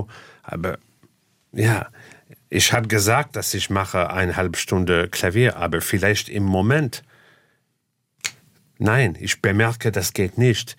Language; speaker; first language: German; non-native, fluent; English